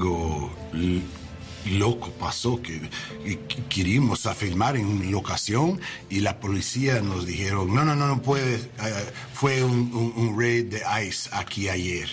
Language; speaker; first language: Spanish; non-native, learner; English